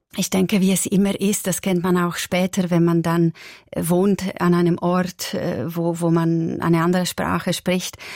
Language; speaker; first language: German; non-native, local second language; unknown